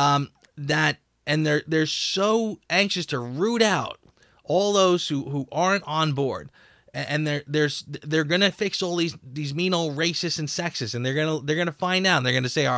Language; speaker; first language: English; native; English